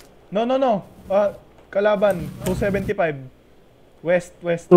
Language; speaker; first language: English; non-native, local second language; Filipino